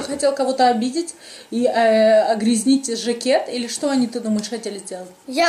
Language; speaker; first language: Russian; native; Russian